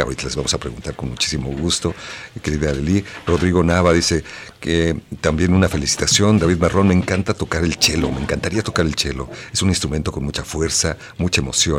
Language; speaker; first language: Spanish; native; Spanish